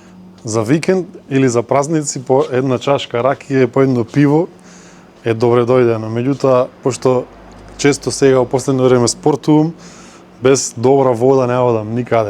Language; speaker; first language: Macedonian; native; Macedonian